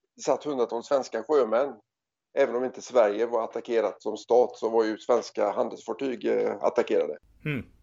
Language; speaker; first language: Swedish; native; Swedish